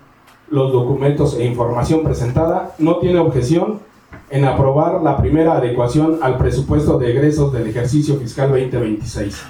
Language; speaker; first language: Spanish; native; Spanish